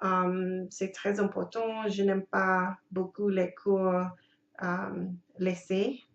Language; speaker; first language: French; non-native, learner; English